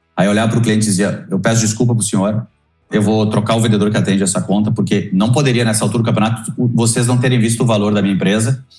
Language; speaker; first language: Portuguese; native; Portuguese